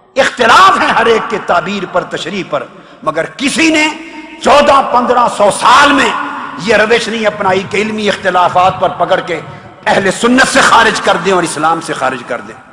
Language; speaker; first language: Urdu; non-native, local second language; Punjabi